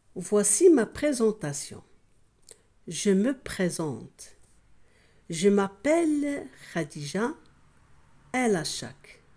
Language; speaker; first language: French; non-native, local second language; Arabic